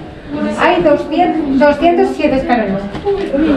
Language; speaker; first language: Spanish; native; Spanish